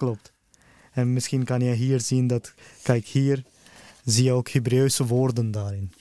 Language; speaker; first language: Dutch; early bilingual, other home language; Urdu